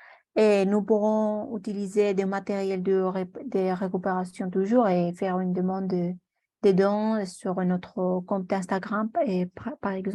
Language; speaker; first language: French; non-native, learner; Spanish